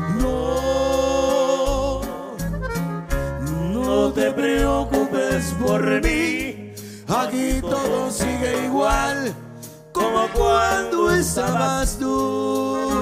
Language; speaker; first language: Spanish; native; Spanish